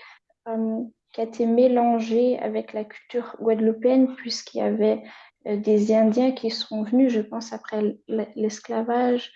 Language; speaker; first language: French; non-native, fluent; German